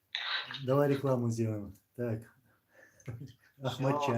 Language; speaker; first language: Russian; non-native, local second language; Chechen